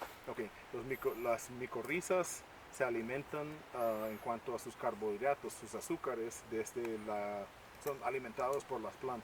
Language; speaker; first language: Spanish; native; Spanish